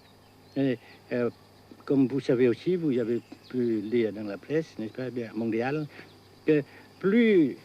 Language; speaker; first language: French; non-native, fluent; Vietnamese